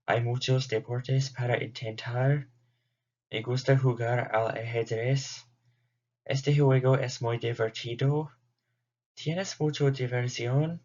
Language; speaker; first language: Spanish; non-native, learner; English